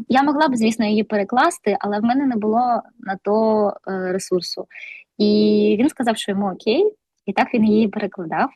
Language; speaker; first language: Ukrainian; non-native, local second language; Russian